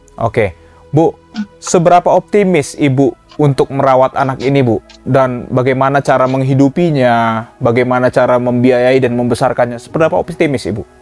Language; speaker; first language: Indonesian; native; Indonesian